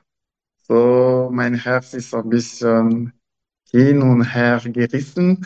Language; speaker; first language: German; non-native, local second language; French